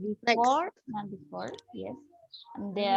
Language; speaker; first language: English; non-native, learner; Spanish